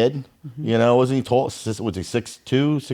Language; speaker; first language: English; native; English